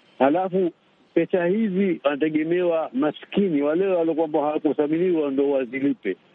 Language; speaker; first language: Swahili; native; Swahili